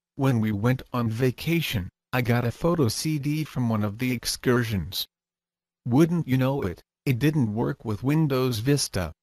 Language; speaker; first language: English; native; English